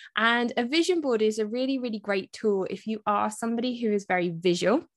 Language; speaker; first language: English; native; English